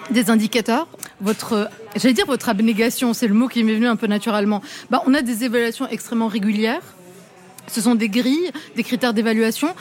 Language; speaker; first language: French; non-native, local second language; Arabic